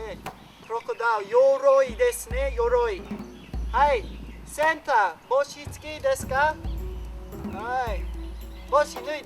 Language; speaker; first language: Japanese; non-native, learner; English